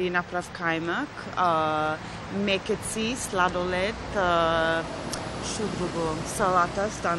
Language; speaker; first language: Macedonian; early bilingual, heritage; Macedonian